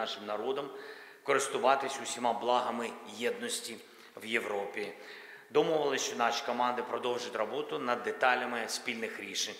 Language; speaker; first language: Ukrainian; non-native, local second language; Russian